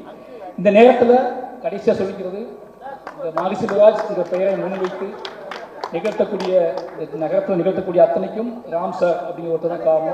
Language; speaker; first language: Tamil; native; Tamil